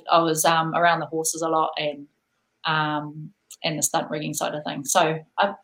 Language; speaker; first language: English; native; English